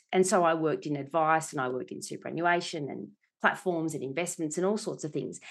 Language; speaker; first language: English; native; English